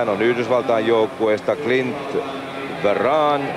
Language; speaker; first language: Finnish; native; Finnish